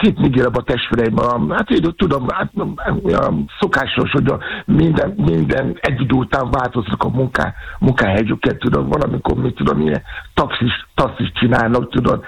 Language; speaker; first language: Hungarian; non-native, fluent; Yoruba